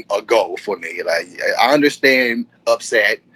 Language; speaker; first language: English; native; English